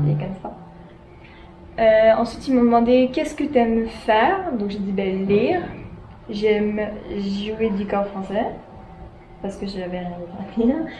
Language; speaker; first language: French; native; French